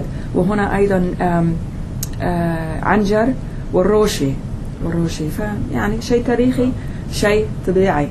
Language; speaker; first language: Arabic; non-native, fluent; English